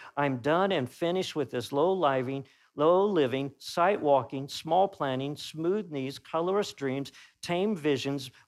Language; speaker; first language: English; native; English